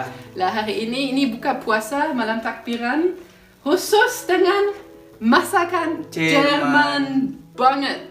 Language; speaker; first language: Indonesian; non-native, fluent; German